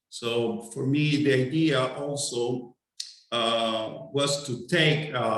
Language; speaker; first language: English; non-native, fluent; Spanish